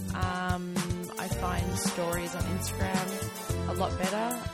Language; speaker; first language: English; native; English